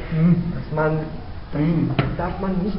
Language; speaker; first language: German; non-native, learner; Spanish